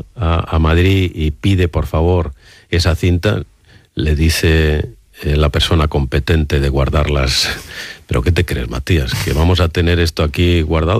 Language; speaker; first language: Spanish; native; Spanish